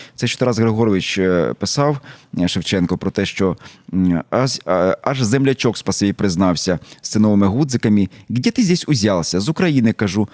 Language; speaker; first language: Ukrainian; native; Ukrainian